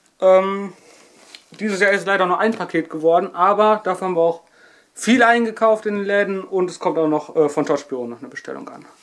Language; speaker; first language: German; native; German